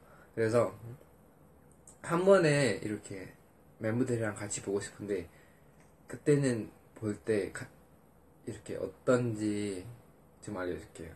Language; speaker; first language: Korean; non-native, fluent; Indonesian